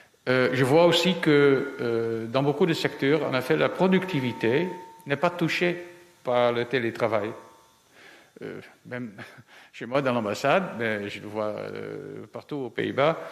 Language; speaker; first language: French; non-native, fluent; Dutch